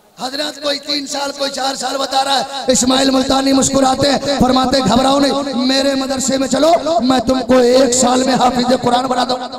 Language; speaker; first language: Hindi; non-native, local second language; Urdu